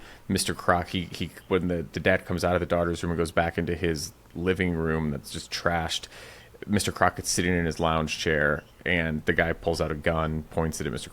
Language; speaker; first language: English; native; English